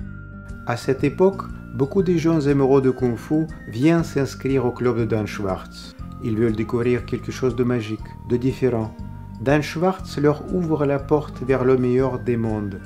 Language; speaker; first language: French; native; French